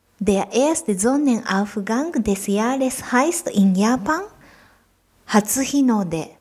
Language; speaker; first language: German; non-native, fluent; Japanese